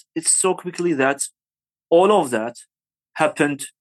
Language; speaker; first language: English; non-native, fluent; Arabic